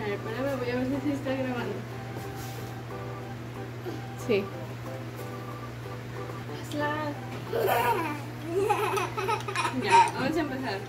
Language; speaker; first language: Spanish; native; Spanish